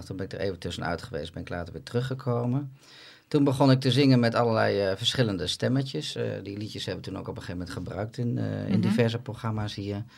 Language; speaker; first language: Dutch; native; Dutch